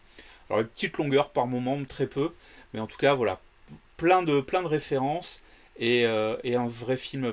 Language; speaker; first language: French; native; French